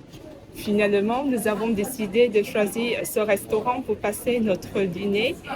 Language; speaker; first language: French; non-native, learner; Vietnamese